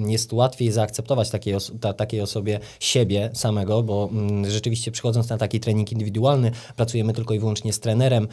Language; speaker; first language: Polish; native; Polish